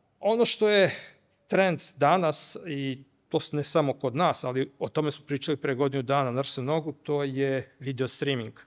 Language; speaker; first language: Serbian; native; Serbian